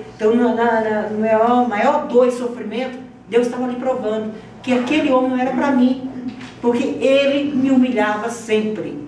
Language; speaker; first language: Portuguese; native; Portuguese